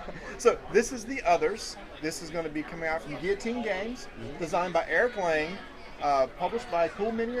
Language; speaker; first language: English; native; English